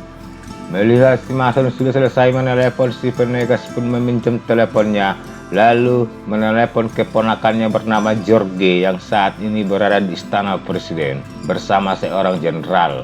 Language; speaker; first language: Indonesian; native; Indonesian